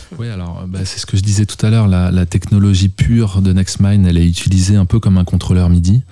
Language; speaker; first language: French; native; French